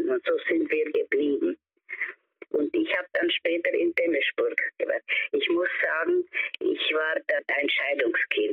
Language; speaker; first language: German; early bilingual, heritage; German